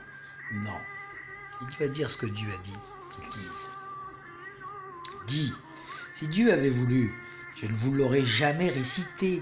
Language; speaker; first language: French; native; French